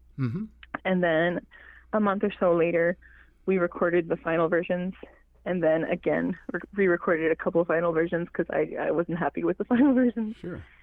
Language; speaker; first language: English; non-native, fluent; Cree